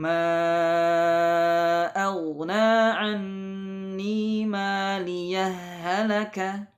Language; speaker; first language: Arabic; non-native, fluent; Indonesian